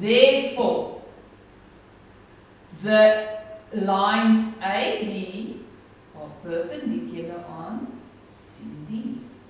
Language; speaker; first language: English; non-native, local second language; Afrikaans